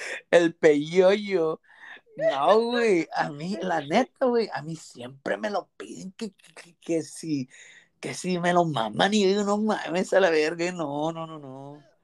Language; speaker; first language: Spanish; early bilingual, heritage; Spanish